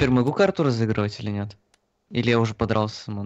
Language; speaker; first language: Russian; native; Russian